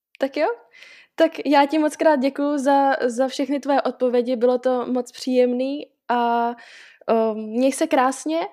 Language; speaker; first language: Czech; native; Czech